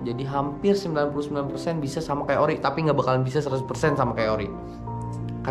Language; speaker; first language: Indonesian; native; Indonesian